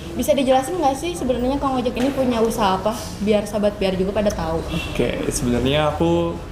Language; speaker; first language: Indonesian; native; Indonesian